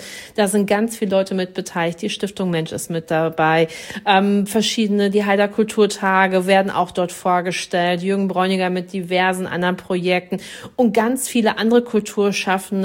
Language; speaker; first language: German; native; German